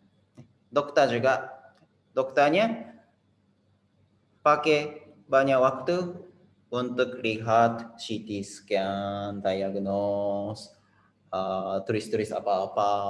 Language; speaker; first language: Indonesian; non-native, fluent; Japanese